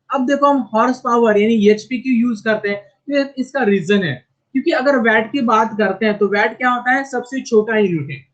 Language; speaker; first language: Hindi; non-native, local second language; Marathi